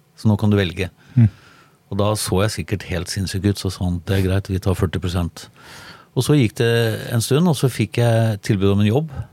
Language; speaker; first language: Norwegian; native; Norwegian